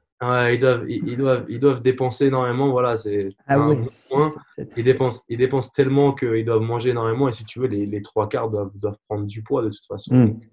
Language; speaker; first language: French; native; French